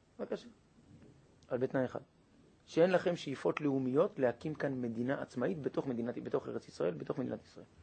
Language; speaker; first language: Hebrew; native; Hebrew